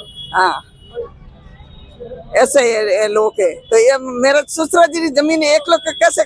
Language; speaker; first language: Hindi; non-native, local second language; Marwari